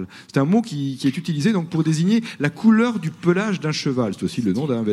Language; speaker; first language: French; native; French